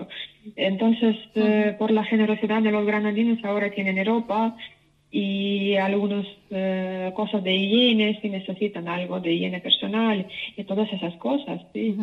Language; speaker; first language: Spanish; non-native, fluent; Ukrainian